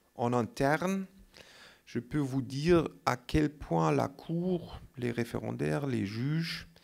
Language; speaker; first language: French; non-native, fluent; German